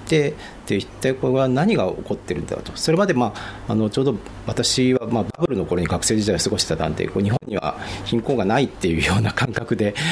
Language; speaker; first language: Japanese; native; Japanese